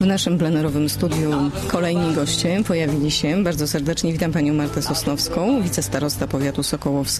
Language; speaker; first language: Polish; native; Polish